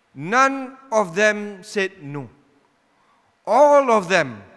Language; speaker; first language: English; non-native, local second language; Malay